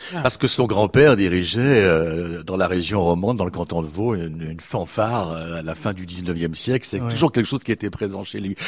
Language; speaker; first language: French; native; French